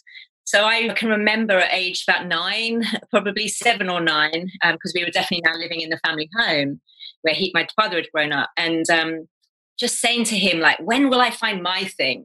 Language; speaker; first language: English; native; English